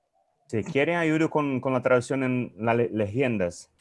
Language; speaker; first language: Spanish; non-native, fluent; Portuguese